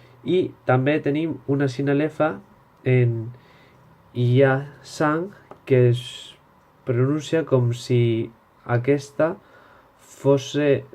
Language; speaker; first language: Catalan; non-native, local second language; Spanish